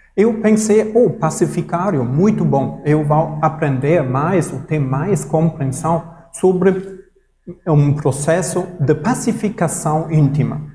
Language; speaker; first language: Portuguese; non-native, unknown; German